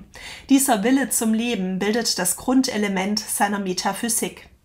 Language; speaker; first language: German; native; German